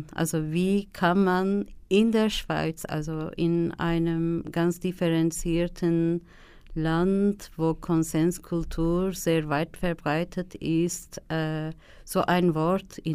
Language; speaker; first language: German; non-native, fluent; Turkish